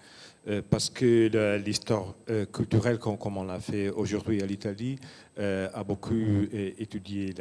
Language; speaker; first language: French; non-native, fluent; Italian